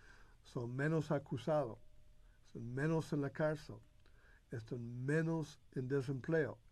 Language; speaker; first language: Spanish; non-native, fluent; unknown